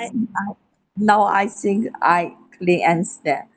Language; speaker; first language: English; non-native, learner; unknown